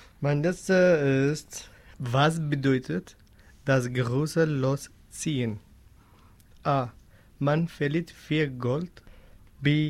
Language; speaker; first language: German; non-native, learner; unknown